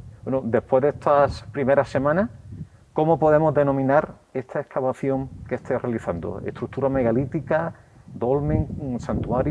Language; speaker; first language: Spanish; native; Spanish